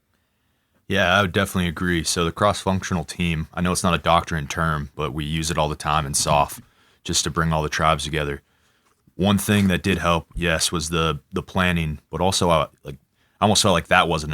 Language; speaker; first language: English; native; English